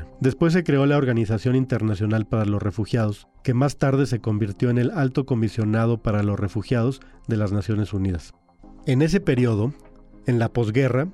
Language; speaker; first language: Spanish; native; Spanish